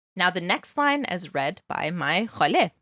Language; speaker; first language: English; native; English